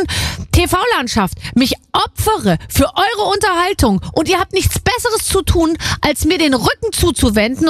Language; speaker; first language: German; native; German